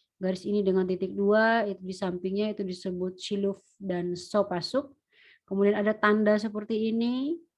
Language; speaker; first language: Indonesian; native; Indonesian